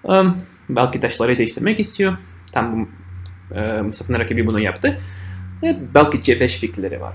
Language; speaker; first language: Turkish; non-native, fluent; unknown